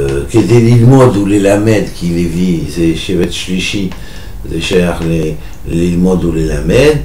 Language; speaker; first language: Hebrew; non-native, fluent; French